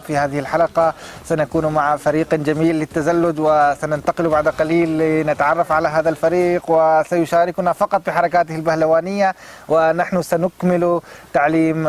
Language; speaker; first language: Arabic; native; Arabic